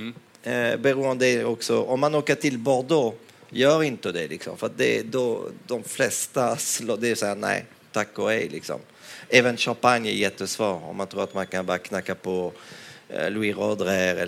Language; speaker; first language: Swedish; non-native, fluent; French